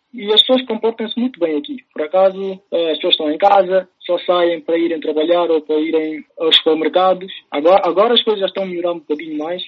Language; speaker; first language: Portuguese; early bilingual, other home language; Upper Guinea Crioulo